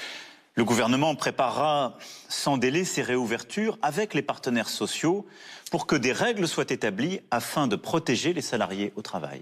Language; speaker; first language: French; native; French